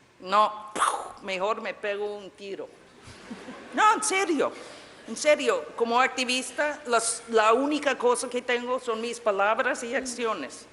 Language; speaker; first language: Spanish; non-native, fluent; English